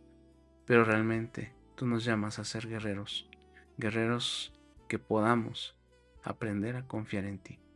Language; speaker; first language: Spanish; native; Spanish